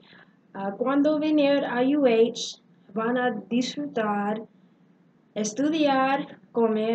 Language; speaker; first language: Spanish; non-native, learner; English